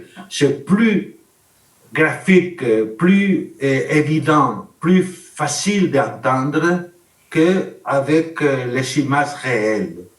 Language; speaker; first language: French; non-native, learner; Spanish